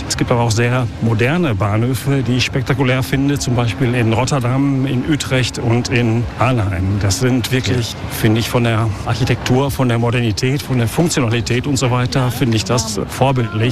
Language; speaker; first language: German; native; German